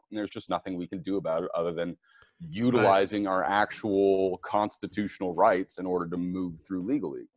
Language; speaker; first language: English; native; English